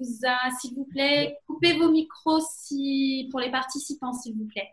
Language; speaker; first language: French; native; French